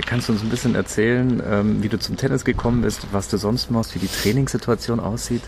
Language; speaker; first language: German; native; German